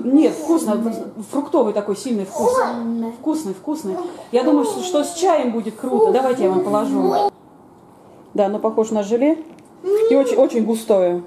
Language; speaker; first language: Russian; native; Russian